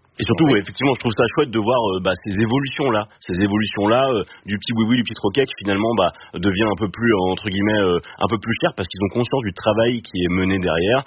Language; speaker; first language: French; native; French